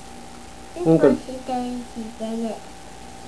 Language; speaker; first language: Japanese; native; Japanese